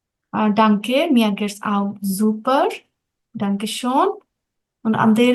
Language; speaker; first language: German; non-native, learner; Bangla